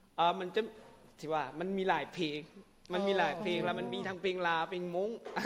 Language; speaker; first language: Lao; non-native, local second language; Hmong